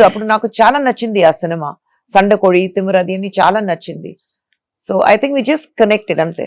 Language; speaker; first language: Telugu; non-native, fluent; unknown